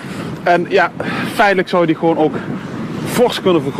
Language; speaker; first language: Dutch; native; Dutch